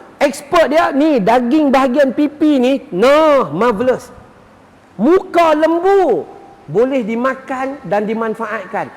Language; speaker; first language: Malay; native; Malay